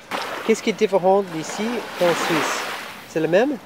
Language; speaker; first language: French; non-native, fluent; English